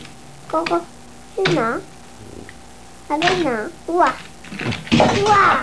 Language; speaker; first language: Japanese; native; Japanese